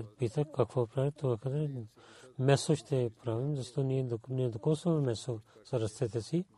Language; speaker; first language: Bulgarian; non-native, learner; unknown